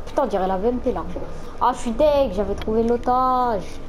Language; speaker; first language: French; native; French